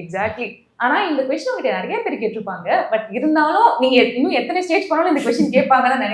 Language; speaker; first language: Tamil; native; Tamil